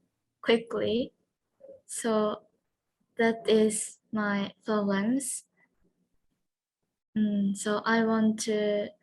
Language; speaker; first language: English; non-native, learner; Japanese